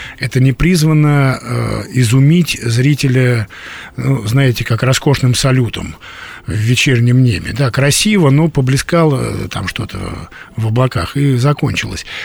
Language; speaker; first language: Russian; native; Russian